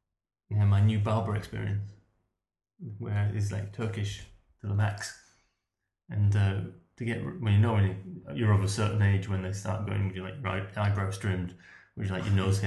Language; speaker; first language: English; native; English